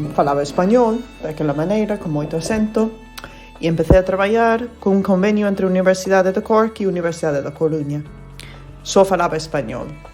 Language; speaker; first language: Galician; non-native, fluent; English